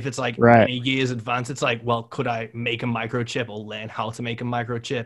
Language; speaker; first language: English; native; English